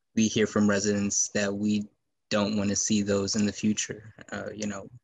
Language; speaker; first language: English; native; English